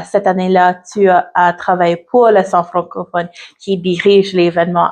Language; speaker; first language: French; non-native, learner; English